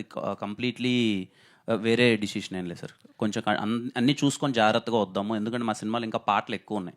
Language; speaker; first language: Telugu; native; Telugu